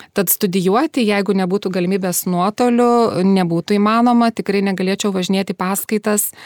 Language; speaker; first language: Lithuanian; native; Lithuanian